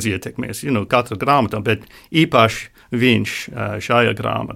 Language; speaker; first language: Latvian; non-native, learner; English